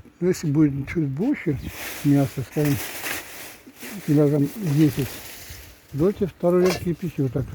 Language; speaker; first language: Russian; non-native, fluent; Armenian